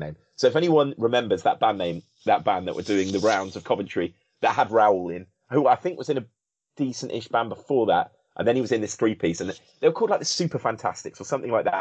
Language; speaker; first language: English; native; English